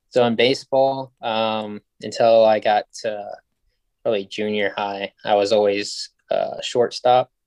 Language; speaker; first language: English; native; English